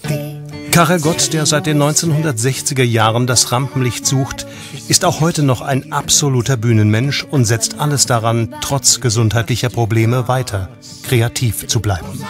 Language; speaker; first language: German; native; German